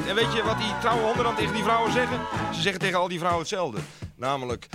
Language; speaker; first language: Dutch; native; Dutch